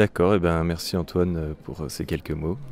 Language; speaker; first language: French; native; French